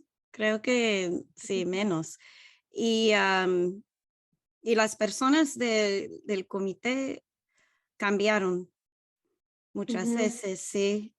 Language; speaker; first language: Spanish; non-native, learner; English